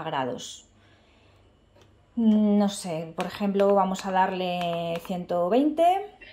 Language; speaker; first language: Spanish; native; Spanish